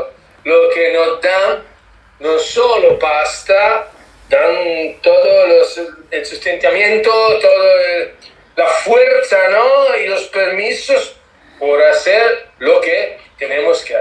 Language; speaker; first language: Spanish; non-native, learner; Italian